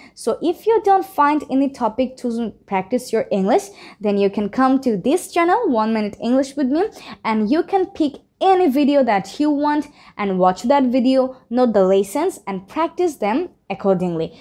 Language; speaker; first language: English; non-native, local second language; Bangla